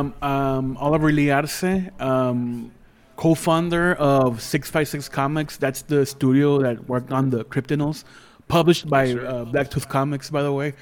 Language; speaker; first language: English; early bilingual, other home language; Spanish